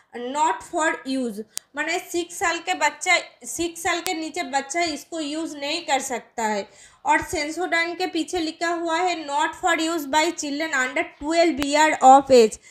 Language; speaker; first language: Hindi; non-native, local second language; Bangla